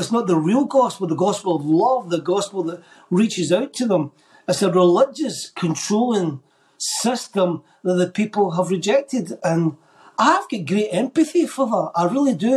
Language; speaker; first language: English; native; English